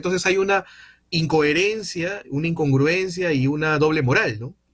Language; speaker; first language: Spanish; native; Spanish